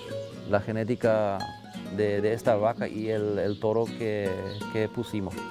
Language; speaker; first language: Spanish; non-native, local second language; German